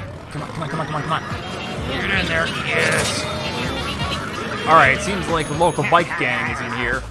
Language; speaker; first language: English; native; English